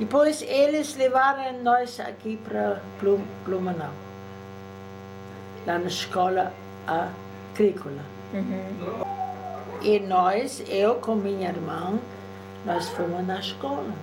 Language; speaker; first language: Portuguese; early bilingual, other home language; German